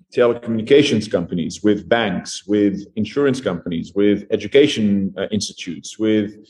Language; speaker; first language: English; non-native, fluent; Dutch